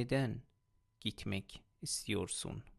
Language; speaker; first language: Turkish; non-native, fluent; Persian